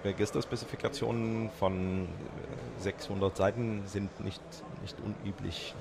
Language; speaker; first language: German; non-native, fluent; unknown